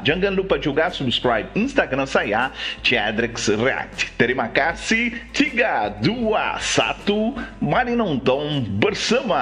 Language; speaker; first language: Indonesian; non-native, fluent; Portuguese